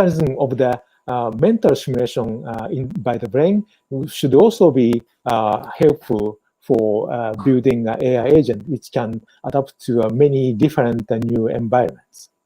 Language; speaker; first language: English; non-native, fluent; Japanese